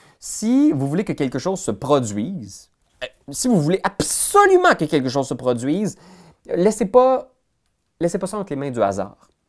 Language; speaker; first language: French; native; French